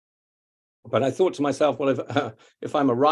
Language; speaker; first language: English; native; English